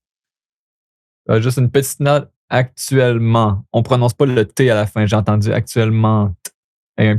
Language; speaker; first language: French; native; French